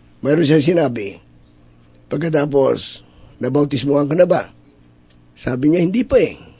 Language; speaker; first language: Filipino; non-native, local second language; Iloko